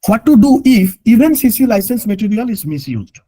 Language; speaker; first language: English; non-native, local second language; Bangla